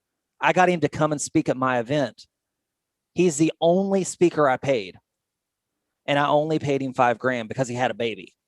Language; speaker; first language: English; native; English